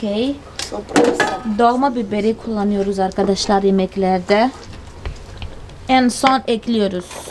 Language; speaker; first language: Turkish; non-native, fluent; Portuguese